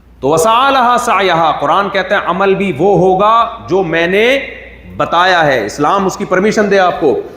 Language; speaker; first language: Urdu; native; Urdu